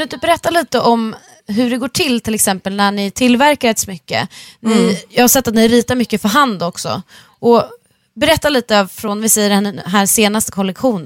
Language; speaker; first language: Swedish; native; Swedish